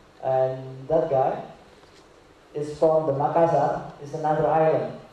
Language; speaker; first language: English; non-native, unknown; Indonesian